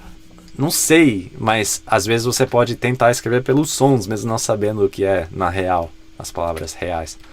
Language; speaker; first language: Portuguese; non-native, fluent; English